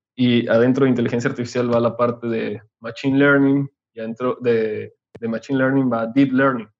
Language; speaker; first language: Spanish; native; Spanish